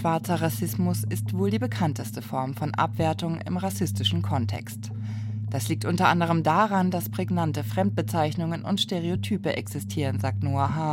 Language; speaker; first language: German; native; German